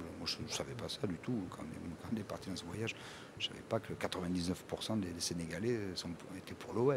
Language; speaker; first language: French; native; French